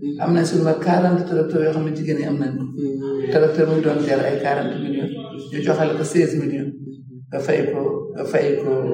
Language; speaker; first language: Wolof; native; Wolof